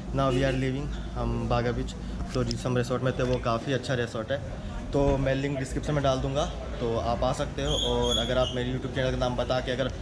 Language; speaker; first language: Hindi; native; Hindi